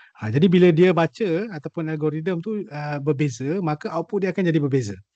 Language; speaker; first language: Malay; native; Malay